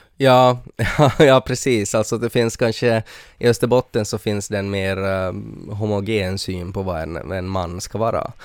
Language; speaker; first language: Swedish; native; Swedish